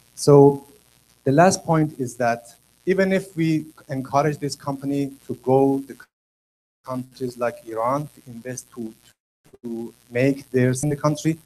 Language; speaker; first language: English; non-native, learner; Persian